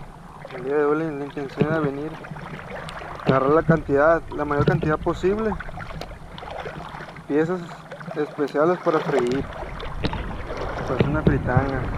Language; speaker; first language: Spanish; native; Spanish